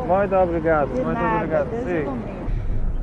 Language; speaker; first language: Portuguese; non-native, learner; English